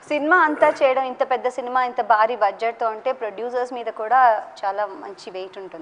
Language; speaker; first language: Telugu; native; Telugu